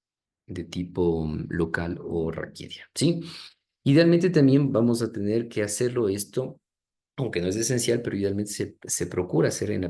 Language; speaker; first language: Spanish; native; Spanish